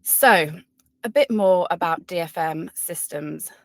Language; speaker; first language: English; native; English